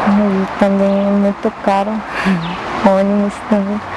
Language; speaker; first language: Portuguese; non-native, local second language; Guarani